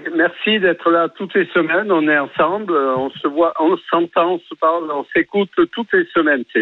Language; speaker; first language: French; native; French